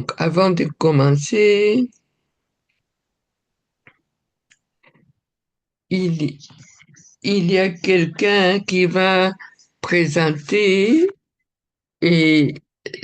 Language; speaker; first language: French; non-native, fluent; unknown